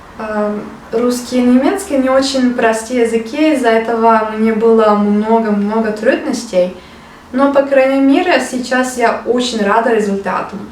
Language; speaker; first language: Russian; non-native, learner; Turkish